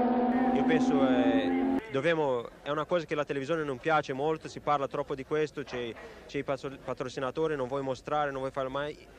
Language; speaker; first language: Italian; non-native, learner; Portuguese